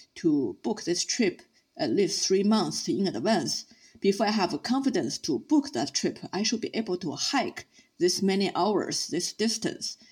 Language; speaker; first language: English; non-native, fluent; Chinese